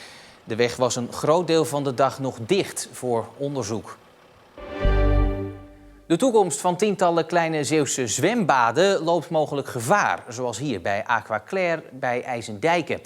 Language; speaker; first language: Dutch; native; Dutch